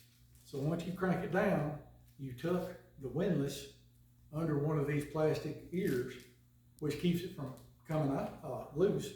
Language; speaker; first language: English; native; English